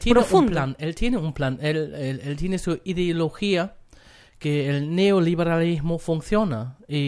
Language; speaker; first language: Spanish; non-native, fluent; German